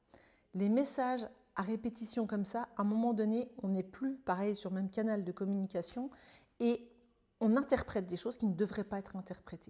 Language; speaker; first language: French; native; French